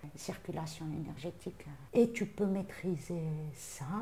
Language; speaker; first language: French; non-native, local second language; Arabic